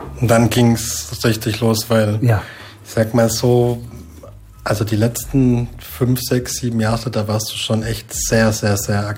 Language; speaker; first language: German; native; German